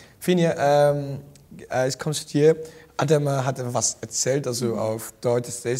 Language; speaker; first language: German; non-native, learner; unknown